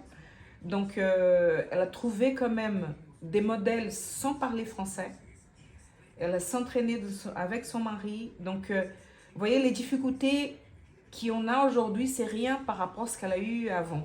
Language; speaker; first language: French; non-native, fluent; Portuguese